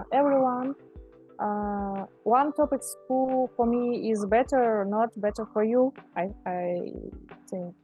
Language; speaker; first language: English; non-native, learner; Russian